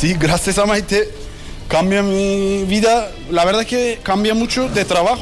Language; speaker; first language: Spanish; non-native, learner; Turkish